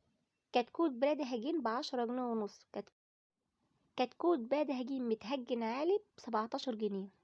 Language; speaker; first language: Arabic; native; Arabic